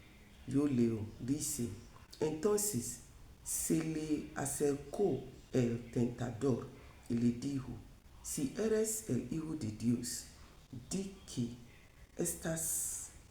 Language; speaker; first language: Spanish; non-native, fluent; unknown